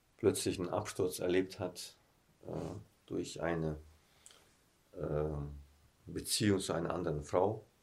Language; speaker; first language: German; early bilingual, heritage; German